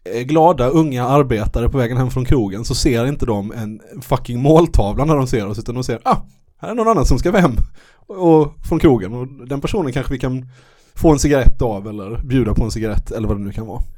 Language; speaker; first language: Swedish; native; Swedish